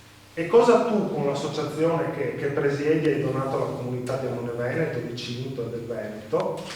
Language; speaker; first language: Italian; native; Italian